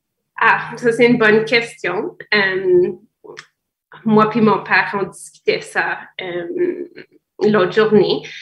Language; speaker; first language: French; non-native, fluent; English